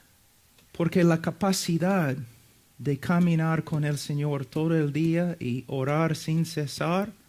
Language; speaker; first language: Spanish; non-native, fluent; English